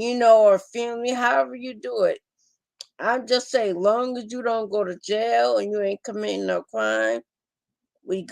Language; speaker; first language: English; native; English